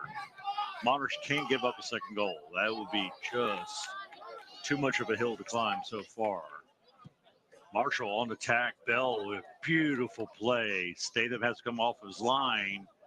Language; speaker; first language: English; native; English